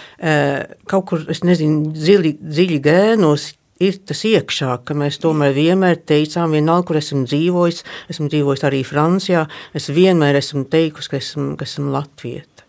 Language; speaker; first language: Latvian; early bilingual, heritage; Latvian